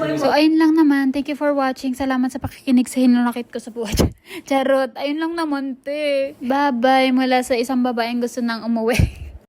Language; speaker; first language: Filipino; native; Filipino